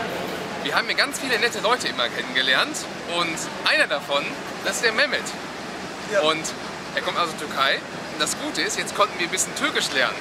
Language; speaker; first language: German; native; German